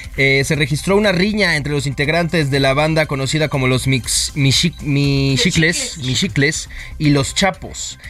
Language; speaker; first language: Spanish; native; Spanish